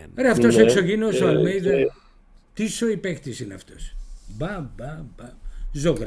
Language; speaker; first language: Greek; native; Greek